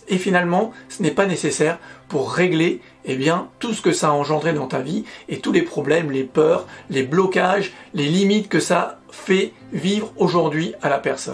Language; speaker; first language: French; native; French